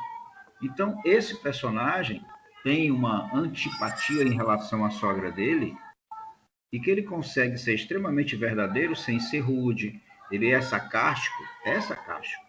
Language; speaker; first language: Portuguese; native; Portuguese